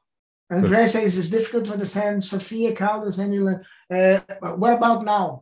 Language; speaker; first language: English; non-native, fluent; Portuguese